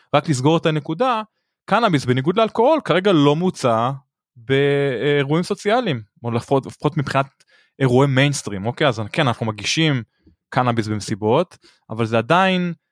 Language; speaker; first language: Hebrew; native; Hebrew